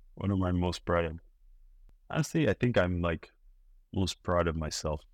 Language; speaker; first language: English; non-native, local second language; Yoruba